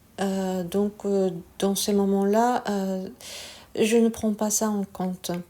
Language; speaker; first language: French; non-native, fluent; Japanese